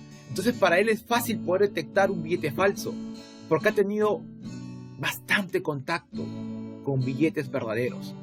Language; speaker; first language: Spanish; native; Spanish